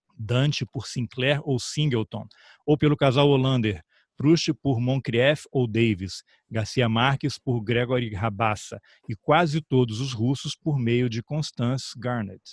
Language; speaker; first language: Portuguese; native; Portuguese